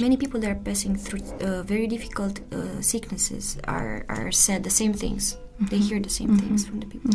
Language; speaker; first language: English; non-native, fluent; Romanian